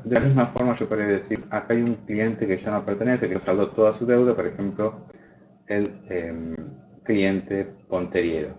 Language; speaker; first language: Spanish; native; Spanish